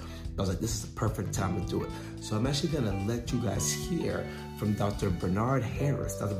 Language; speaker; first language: English; native; English